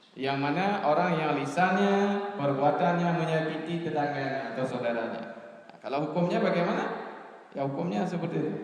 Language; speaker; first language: Malay; non-native, local second language; Achinese